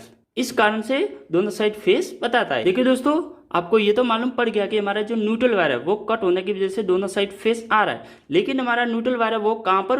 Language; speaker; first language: Hindi; native; Hindi